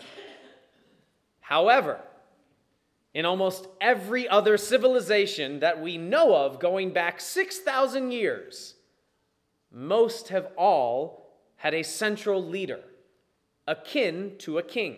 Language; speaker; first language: English; native; English